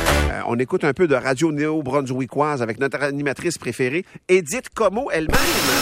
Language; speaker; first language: French; native; French